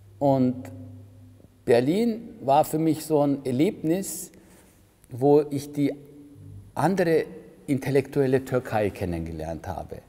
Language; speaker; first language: German; early bilingual, other home language; Turkish